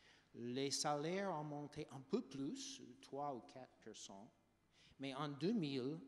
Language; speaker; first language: French; non-native, fluent; English